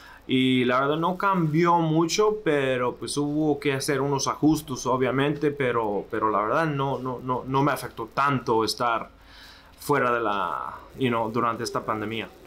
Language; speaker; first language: Spanish; early bilingual, heritage; Spanish